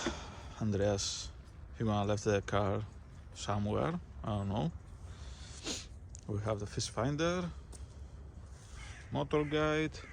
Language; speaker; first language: English; non-native, learner; Greek